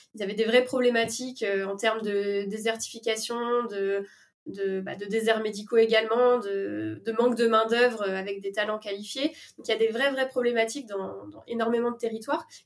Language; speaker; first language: French; native; French